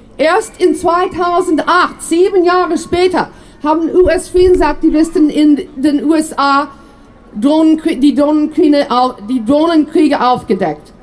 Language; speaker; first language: German; non-native, fluent; English